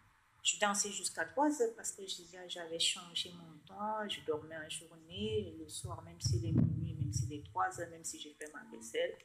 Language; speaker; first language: French; non-native, fluent; Persian